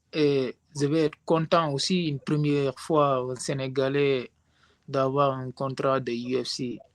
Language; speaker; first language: French; non-native, local second language; Wolof